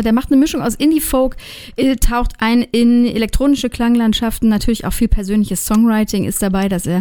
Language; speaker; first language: German; native; German